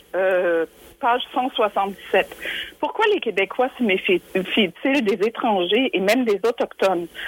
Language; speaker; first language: French; non-native, fluent; German